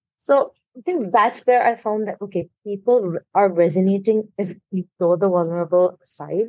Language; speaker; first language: English; non-native, local second language; Hindi